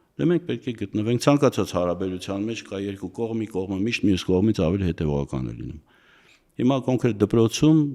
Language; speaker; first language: Armenian; native; Armenian